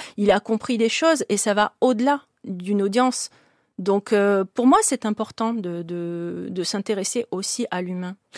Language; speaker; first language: French; native; French